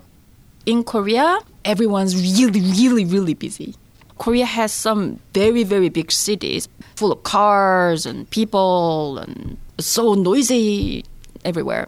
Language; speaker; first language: English; non-native, fluent; Korean